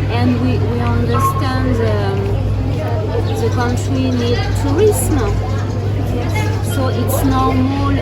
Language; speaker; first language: English; non-native, learner; French